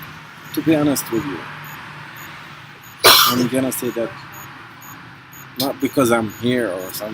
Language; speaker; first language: English; non-native, fluent; Arabic